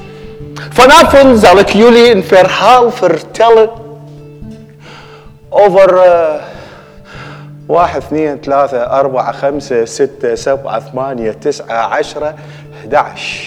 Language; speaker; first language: Dutch; non-native, learner; Arabic